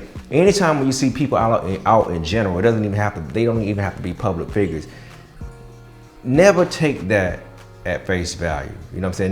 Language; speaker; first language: English; native; English